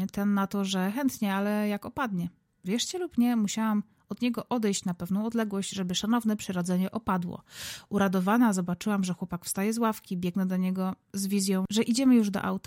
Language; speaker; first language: Polish; native; Polish